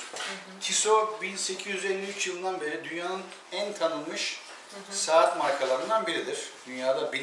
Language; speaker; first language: Turkish; native; Turkish